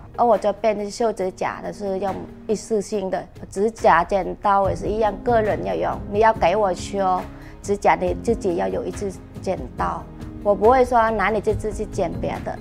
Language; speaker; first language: Chinese; non-native, fluent; Vietnamese